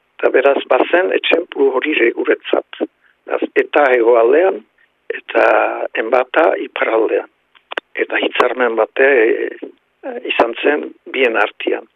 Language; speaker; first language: Basque; native; Basque